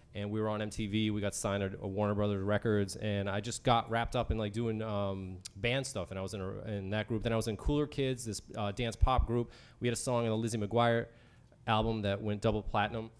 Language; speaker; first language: English; native; English